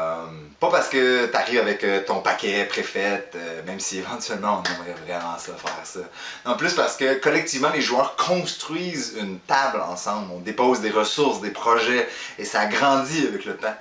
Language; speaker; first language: French; native; French